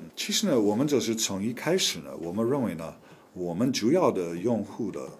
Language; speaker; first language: Chinese; non-native, fluent; English